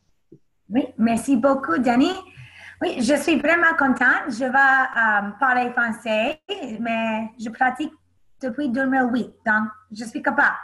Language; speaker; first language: French; non-native, learner; English